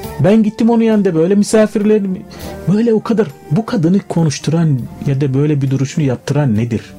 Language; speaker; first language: Turkish; non-native, fluent; Arabic